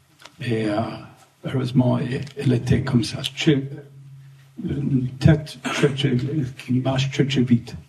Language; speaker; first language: French; non-native, fluent; English